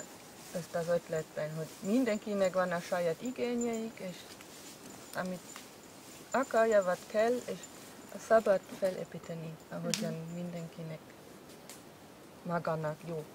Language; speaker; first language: Hungarian; non-native, learner; German